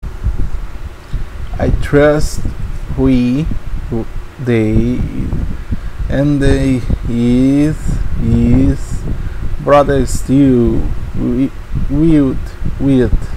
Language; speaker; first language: English; non-native, learner; Portuguese